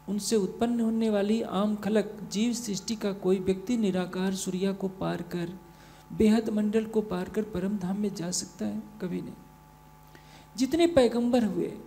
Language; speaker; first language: Hindi; native; Hindi